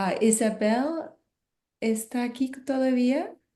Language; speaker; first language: Spanish; non-native, fluent; English